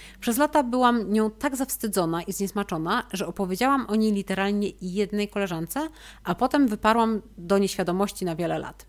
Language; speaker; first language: Polish; native; Polish